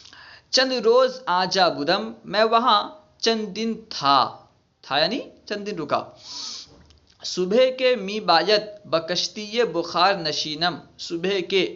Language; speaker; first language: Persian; non-native, fluent; Urdu